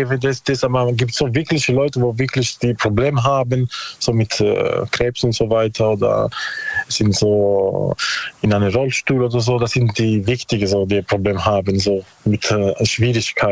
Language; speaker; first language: German; non-native, learner; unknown